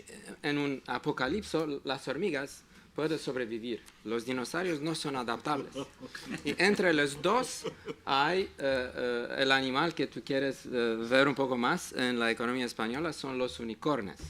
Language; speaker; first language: Spanish; non-native, fluent; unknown